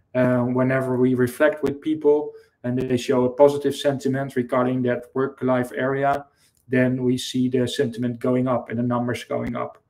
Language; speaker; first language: English; non-native, fluent; Dutch